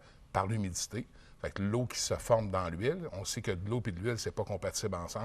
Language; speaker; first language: French; native; French